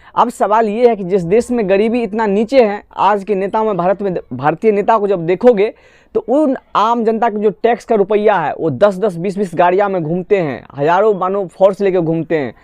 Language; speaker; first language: Hindi; non-native, local second language; Assamese